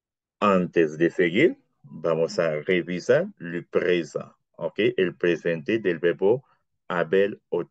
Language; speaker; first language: Spanish; non-native, fluent; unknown